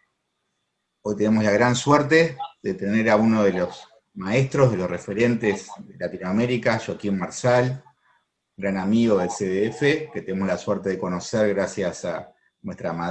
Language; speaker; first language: Spanish; native; Spanish